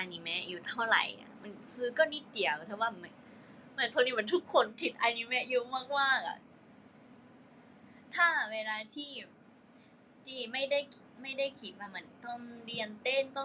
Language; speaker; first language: Thai; non-native, fluent; Japanese